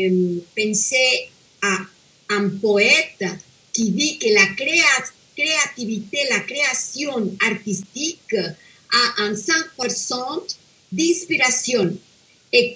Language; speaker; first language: French; non-native, fluent; Spanish